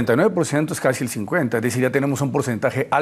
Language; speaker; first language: Spanish; native; Spanish